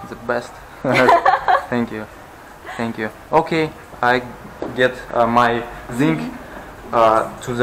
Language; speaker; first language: English; non-native, learner; Russian